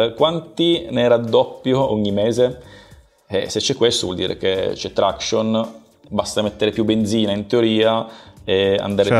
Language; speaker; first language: Italian; native; Italian